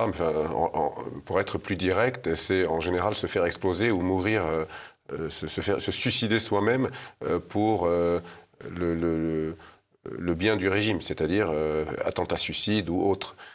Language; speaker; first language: French; native; French